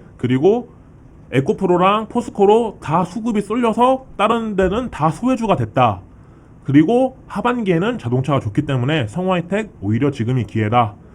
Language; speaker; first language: Korean; early bilingual, heritage; Korean